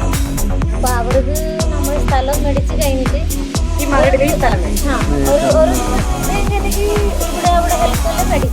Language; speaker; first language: Malayalam; non-native, local second language; Bangla